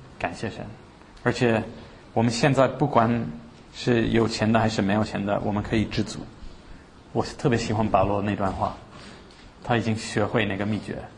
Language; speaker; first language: Chinese; early bilingual, heritage; Chinese